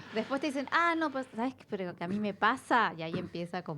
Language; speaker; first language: Spanish; native; Spanish